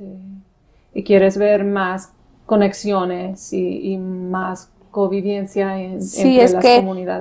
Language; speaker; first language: Spanish; non-native, fluent; English